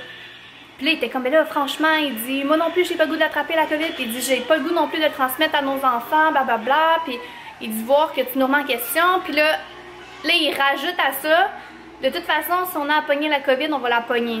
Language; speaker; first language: French; native; French